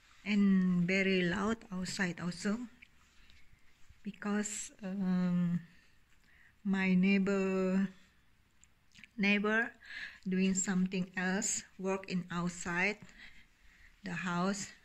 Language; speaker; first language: English; non-native, learner; Indonesian